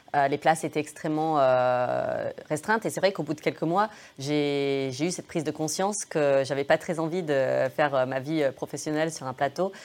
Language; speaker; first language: French; early bilingual, other home language; English